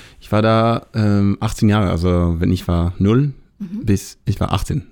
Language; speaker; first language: German; non-native, learner; Hebrew